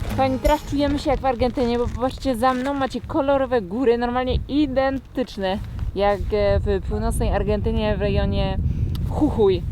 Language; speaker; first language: Polish; native; Polish